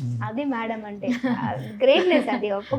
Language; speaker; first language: Telugu; native; Telugu